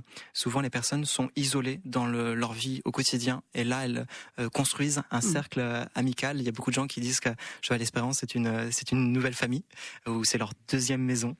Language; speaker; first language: French; native; French